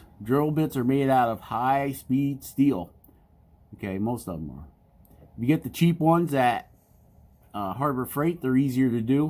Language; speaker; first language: English; native; English